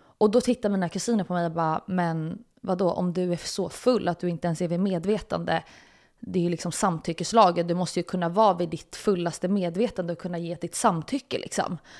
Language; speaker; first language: Swedish; native; Swedish